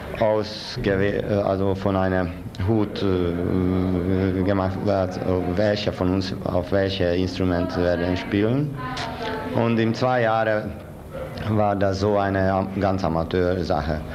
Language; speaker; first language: German; non-native, learner; Hungarian